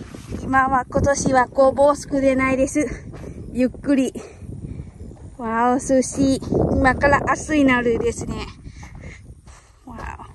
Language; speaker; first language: Japanese; non-native, learner; Lao